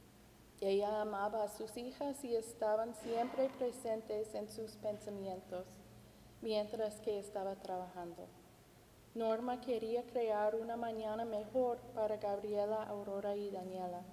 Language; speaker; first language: Spanish; non-native, fluent; English